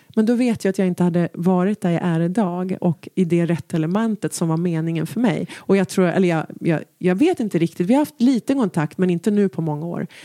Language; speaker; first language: Swedish; native; Swedish